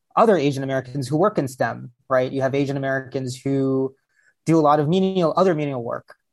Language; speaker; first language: English; early bilingual, other home language; Hindi